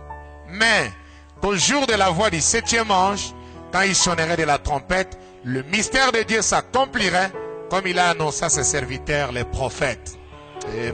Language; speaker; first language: French; non-native, local second language; Lingala